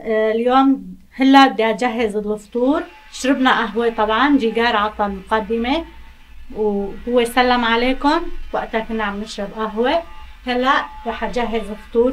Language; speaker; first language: Arabic; non-native, local second language; Kurdish